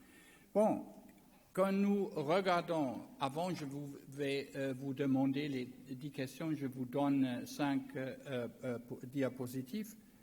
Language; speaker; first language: French; non-native, learner; German